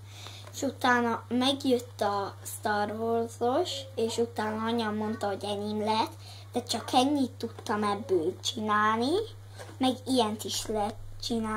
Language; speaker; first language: Hungarian; early bilingual, heritage; Hungarian